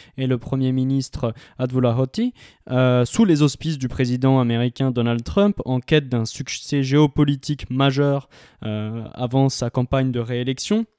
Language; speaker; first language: French; native; French